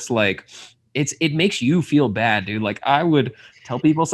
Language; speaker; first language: English; native; English